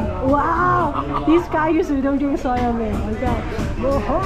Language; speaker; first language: English; non-native, local second language; Cantonese